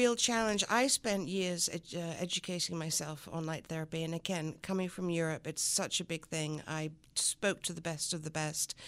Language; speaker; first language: English; non-native, fluent; French